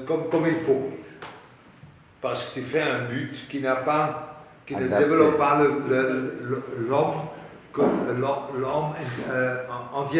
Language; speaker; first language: French; non-native, learner; Hebrew